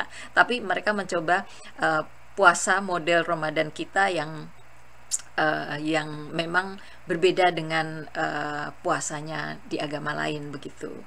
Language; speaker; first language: Indonesian; native; Indonesian